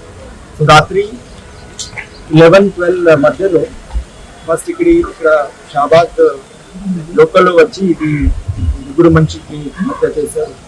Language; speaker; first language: Telugu; non-native, fluent; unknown